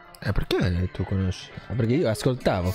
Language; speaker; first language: Italian; non-native, learner; Japanese